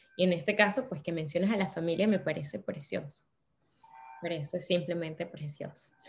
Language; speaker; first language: Spanish; native; Spanish